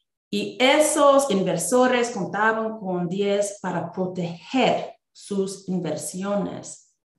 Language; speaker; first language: Spanish; non-native, fluent; English